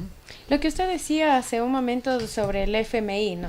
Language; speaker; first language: Spanish; native; Spanish